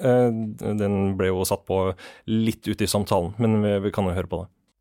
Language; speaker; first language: Norwegian; native; Norwegian